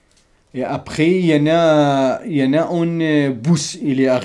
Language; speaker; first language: French; non-native, learner; Kurdish